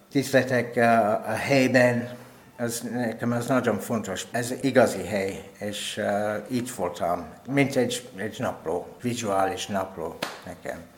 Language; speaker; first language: Hungarian; non-native, learner; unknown